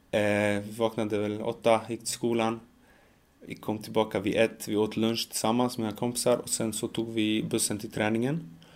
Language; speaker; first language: Swedish; early bilingual, other home language; Macedonian